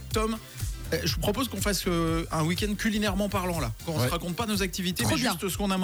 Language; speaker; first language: French; native; French